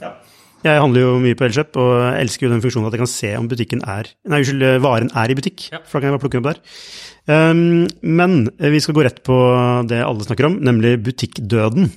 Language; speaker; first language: Norwegian; native; Norwegian